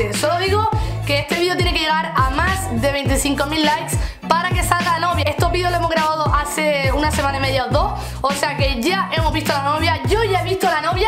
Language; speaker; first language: Spanish; native; Spanish